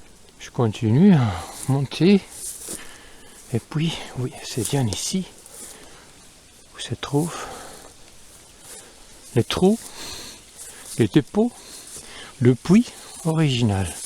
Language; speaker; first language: French; non-native, fluent; Spanish